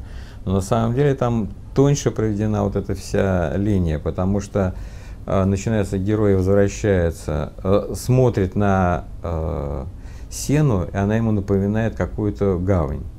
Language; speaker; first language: Russian; native; Russian